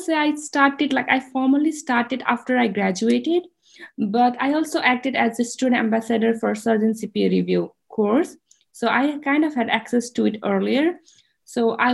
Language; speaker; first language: English; non-native, local second language; Nepali